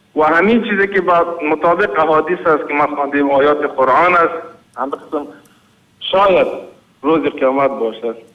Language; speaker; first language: Persian; native; Persian